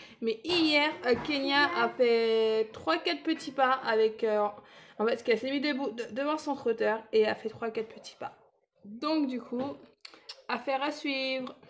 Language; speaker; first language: French; native; French